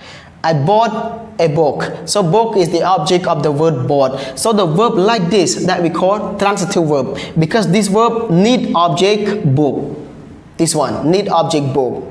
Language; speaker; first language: English; non-native, learner; Khmer